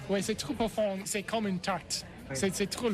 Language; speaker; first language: French; non-native, fluent; English